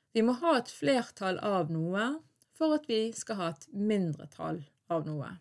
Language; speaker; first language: Norwegian; native; Norwegian